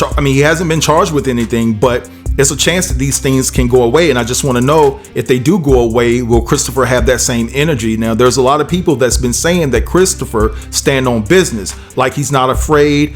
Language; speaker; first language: English; native; English